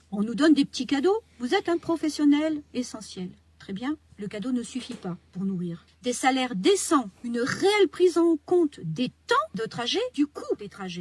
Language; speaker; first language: French; native; French